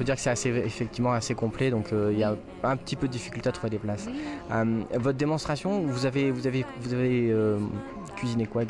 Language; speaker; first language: French; native; French